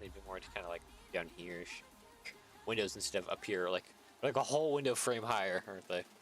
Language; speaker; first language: English; native; English